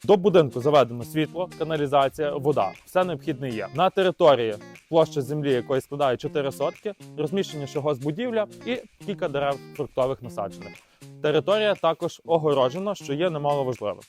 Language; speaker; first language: Ukrainian; native; Ukrainian